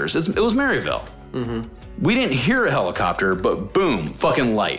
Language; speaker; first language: English; native; English